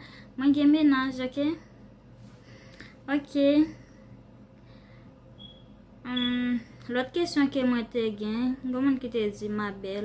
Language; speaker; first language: French; non-native, learner; Haitian Creole